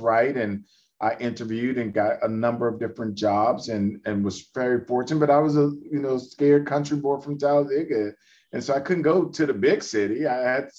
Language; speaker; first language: English; native; English